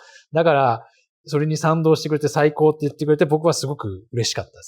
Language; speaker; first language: Japanese; native; Japanese